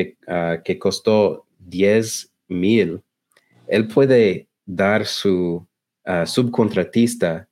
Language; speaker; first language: Spanish; non-native, learner; English